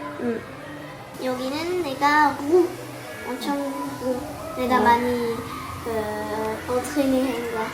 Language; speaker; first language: Korean; early bilingual, heritage; Korean